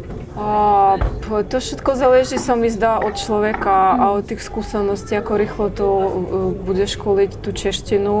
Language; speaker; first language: Czech; non-native, learner; Ukrainian